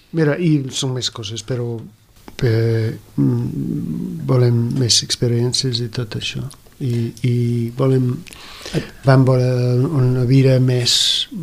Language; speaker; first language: Catalan; non-native, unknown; English